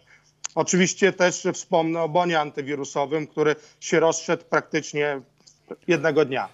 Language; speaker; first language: Polish; native; Polish